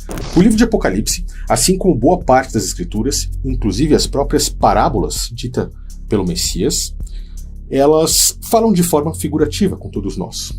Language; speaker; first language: Portuguese; native; Portuguese